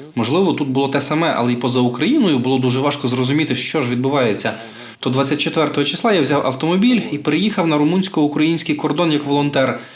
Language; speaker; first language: Ukrainian; non-native, fluent; Bulgarian